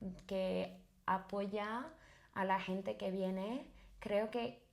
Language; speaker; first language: Spanish; non-native, fluent; English